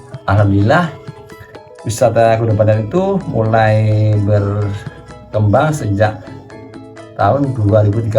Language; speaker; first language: Indonesian; non-native, local second language; Javanese